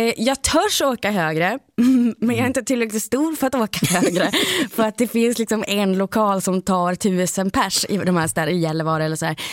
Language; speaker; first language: Swedish; native; Swedish